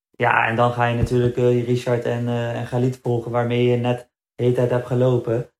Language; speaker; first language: Dutch; early bilingual, other home language; Berber languages